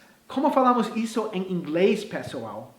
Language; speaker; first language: Portuguese; non-native, fluent; English